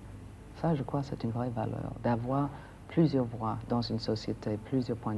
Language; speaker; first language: French; non-native, fluent; English